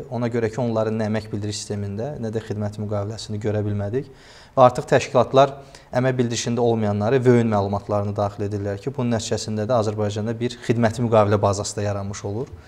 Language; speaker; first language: Azerbaijani; native; Azerbaijani